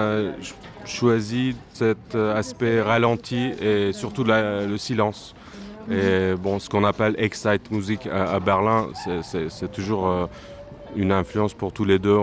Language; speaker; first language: French; non-native, fluent; Turkish